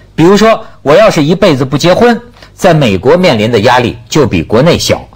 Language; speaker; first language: Chinese; native; Chinese